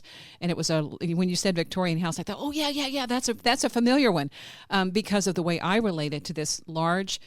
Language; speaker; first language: English; native; English